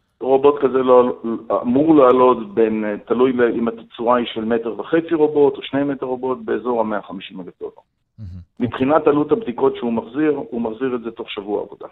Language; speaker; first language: Hebrew; non-native, fluent; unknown